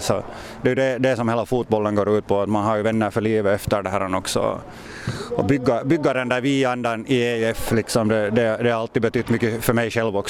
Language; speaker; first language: Swedish; native; Swedish